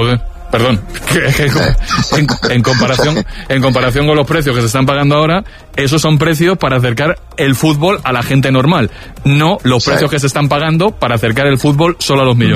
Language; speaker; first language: Spanish; native; Spanish